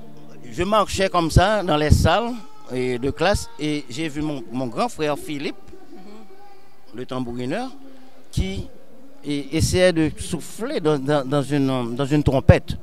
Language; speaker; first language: French; non-native, local second language; Haitian Creole